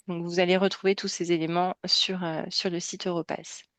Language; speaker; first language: French; native; French